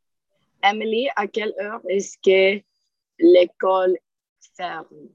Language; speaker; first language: French; non-native, learner; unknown